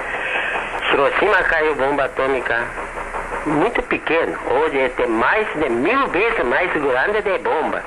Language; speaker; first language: Portuguese; non-native, learner; Japanese